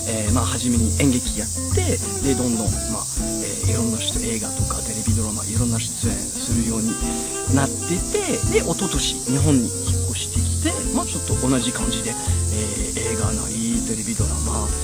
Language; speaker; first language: Japanese; non-native, fluent; French